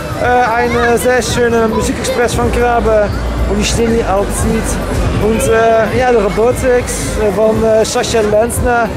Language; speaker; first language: German; non-native, learner; Dutch